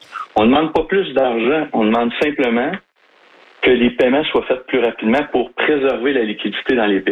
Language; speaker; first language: French; native; French